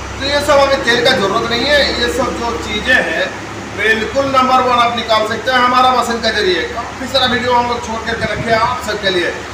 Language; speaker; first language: Hindi; non-native, local second language; Bangla